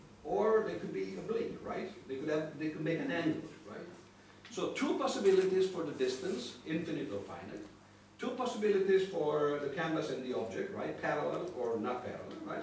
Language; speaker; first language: English; non-native, fluent; Italian